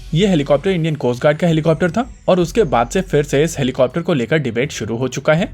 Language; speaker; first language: Hindi; native; Hindi